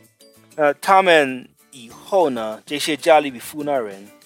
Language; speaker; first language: Chinese; non-native, fluent; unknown